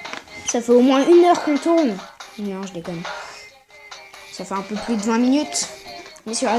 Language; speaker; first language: French; native; French